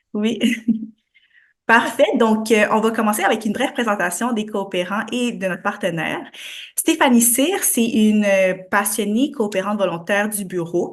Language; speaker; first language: French; native; French